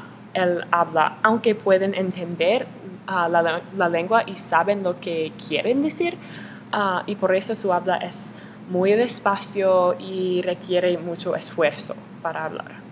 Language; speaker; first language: Spanish; non-native, learner; English